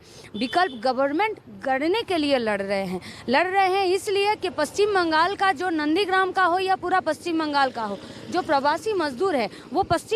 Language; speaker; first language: Hindi; non-native, local second language; Bangla